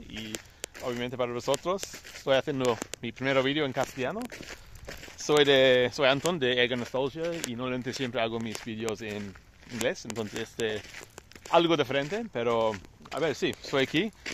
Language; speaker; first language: Spanish; non-native, fluent; English